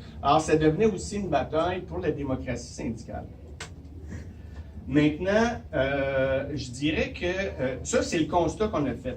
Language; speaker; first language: French; native; French